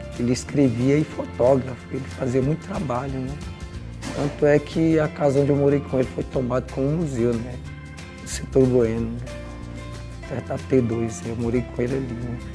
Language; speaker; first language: Portuguese; non-native, local second language; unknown